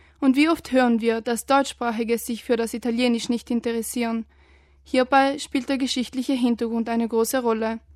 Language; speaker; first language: German; native; German